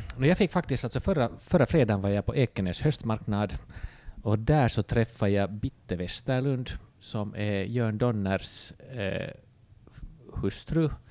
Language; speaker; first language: Swedish; native; Swedish